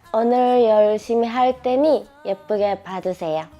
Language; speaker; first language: Korean; non-native, learner; Japanese